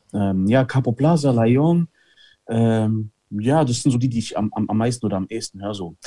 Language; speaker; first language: German; early bilingual, other home language; Italian